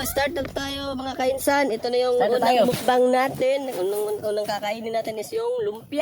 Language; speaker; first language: Filipino; non-native, local second language; Cebuano